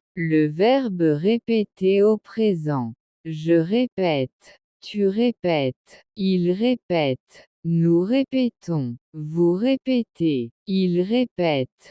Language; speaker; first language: French; non-native, local second language; Arabic